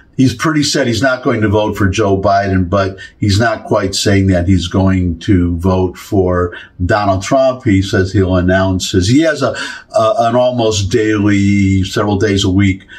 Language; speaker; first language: English; native; English